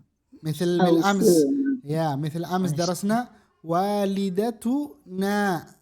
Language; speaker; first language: Arabic; non-native, fluent; Indonesian